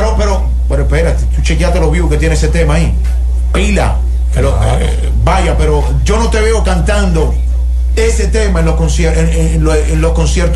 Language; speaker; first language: Spanish; native; Spanish